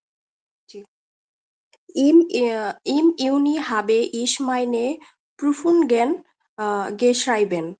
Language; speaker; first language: German; non-native, learner; Bangla